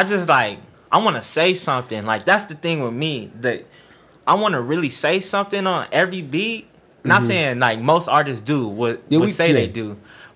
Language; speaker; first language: English; native; English